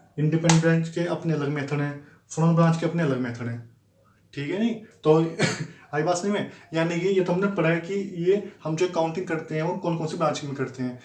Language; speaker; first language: Hindi; native; Hindi